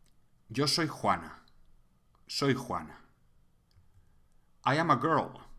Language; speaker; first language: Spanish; non-native, fluent; English